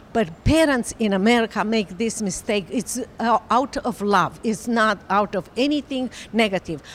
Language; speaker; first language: English; non-native, fluent; Romanian